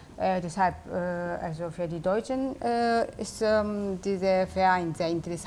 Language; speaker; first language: German; non-native, learner; Japanese